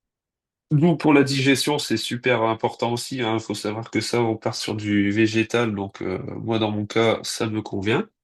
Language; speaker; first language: French; native; French